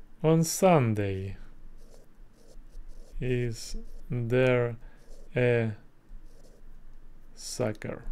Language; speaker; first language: English; non-native, learner; Russian